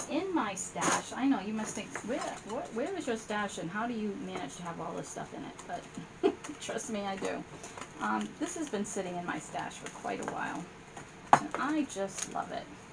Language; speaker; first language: English; native; English